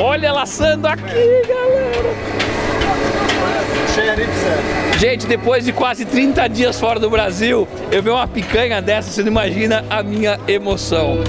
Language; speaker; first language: Portuguese; native; Portuguese